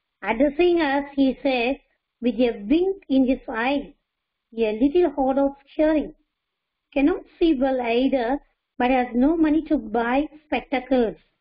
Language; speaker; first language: English; non-native, local second language; Tamil